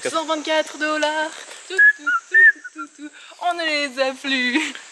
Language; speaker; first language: French; native; French